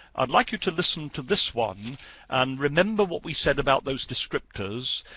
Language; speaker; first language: English; native; English